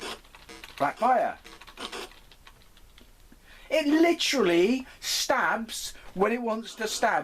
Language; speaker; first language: English; native; English